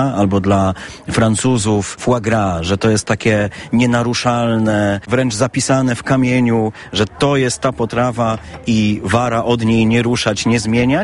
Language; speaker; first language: Polish; native; Polish